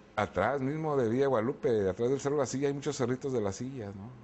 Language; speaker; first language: Spanish; native; Spanish